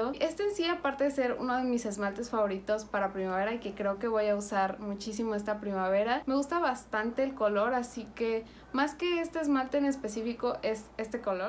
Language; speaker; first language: Spanish; native; Spanish